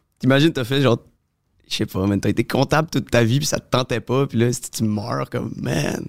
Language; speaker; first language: French; native; French